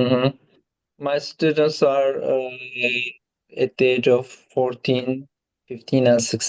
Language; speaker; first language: English; non-native, fluent; Turkish